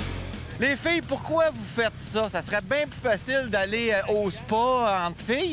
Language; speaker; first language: French; native; French